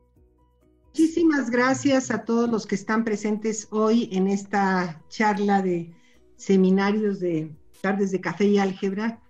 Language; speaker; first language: Spanish; native; Spanish